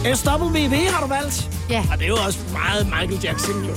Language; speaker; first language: Danish; native; Danish